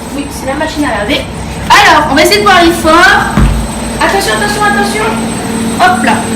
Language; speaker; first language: French; native; French